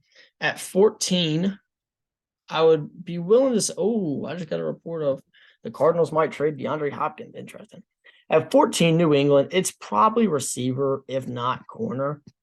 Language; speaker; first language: English; native; English